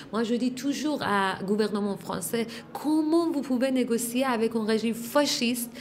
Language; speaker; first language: French; non-native, fluent; Persian